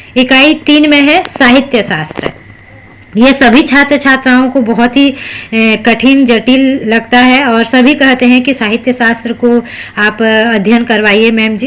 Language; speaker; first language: Hindi; native; Hindi